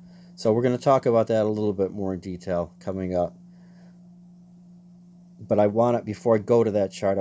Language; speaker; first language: English; native; English